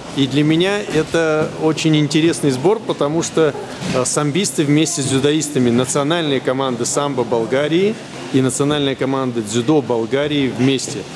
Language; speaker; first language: Russian; native; Russian